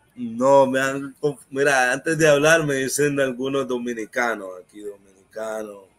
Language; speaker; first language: Spanish; non-native, local second language; English